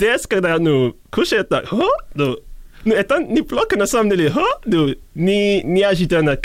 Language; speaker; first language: Russian; non-native, learner; English